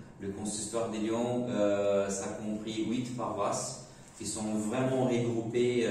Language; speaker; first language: French; non-native, fluent; Portuguese